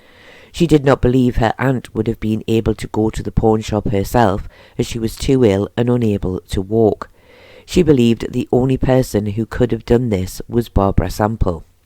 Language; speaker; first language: English; native; English